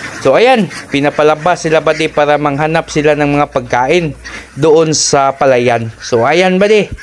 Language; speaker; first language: Filipino; non-native, local second language; Cebuano